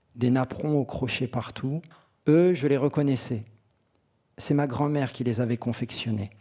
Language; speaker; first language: French; native; French